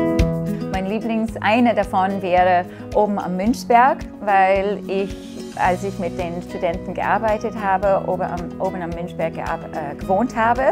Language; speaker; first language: German; non-native, fluent; English